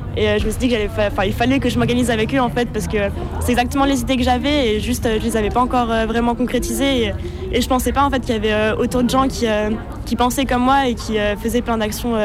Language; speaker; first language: French; native; French